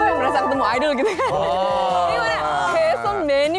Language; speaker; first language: Indonesian; native; Indonesian